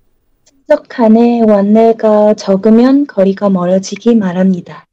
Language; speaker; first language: Korean; non-native, learner; Vietnamese